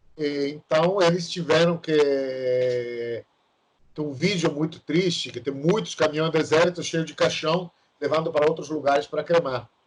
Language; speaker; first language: Portuguese; non-native, fluent; Italian